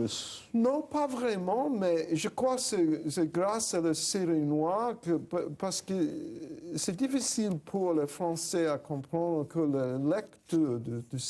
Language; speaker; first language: French; non-native, fluent; English